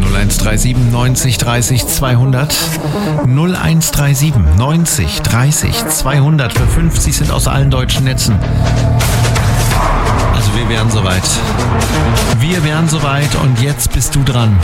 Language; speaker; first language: German; native; German